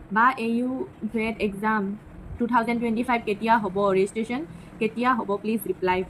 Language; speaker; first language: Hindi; non-native, local second language; Assamese